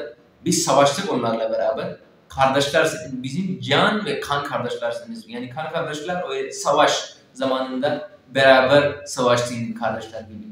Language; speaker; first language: Turkish; non-native, fluent; Urdu